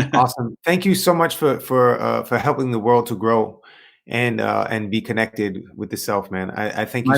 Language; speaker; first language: English; native; English